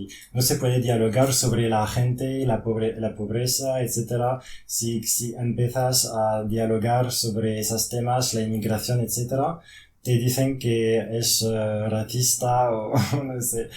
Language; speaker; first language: Spanish; non-native, fluent; French